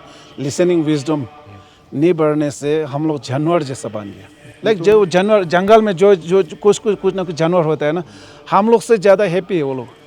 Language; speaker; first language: Hindi; non-native, local second language; Ladakhi